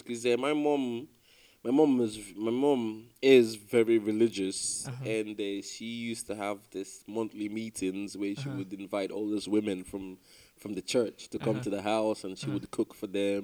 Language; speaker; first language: English; non-native, local second language; Igbo